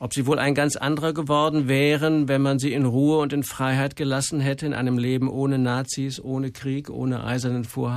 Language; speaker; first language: German; native; German